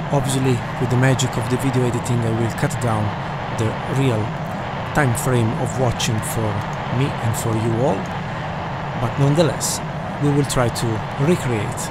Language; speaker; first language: English; non-native, fluent; Italian